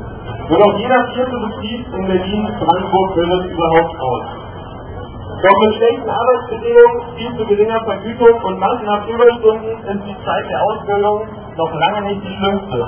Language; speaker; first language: German; native; German